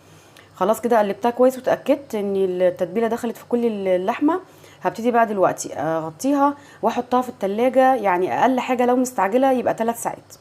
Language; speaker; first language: Arabic; native; Arabic